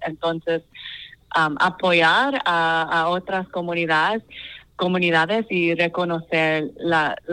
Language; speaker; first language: Spanish; non-native, fluent; English